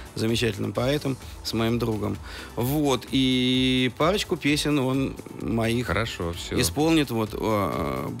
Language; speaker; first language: Russian; native; Russian